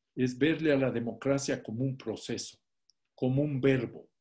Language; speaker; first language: Spanish; native; Spanish